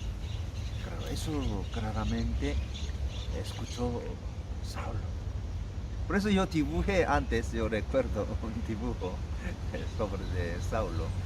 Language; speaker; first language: Spanish; non-native, learner; Korean